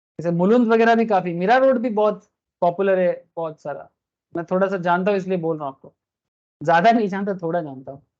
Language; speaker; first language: Hindi; non-native, local second language; Bangla